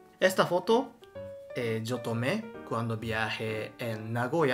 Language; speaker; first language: Spanish; non-native, learner; Japanese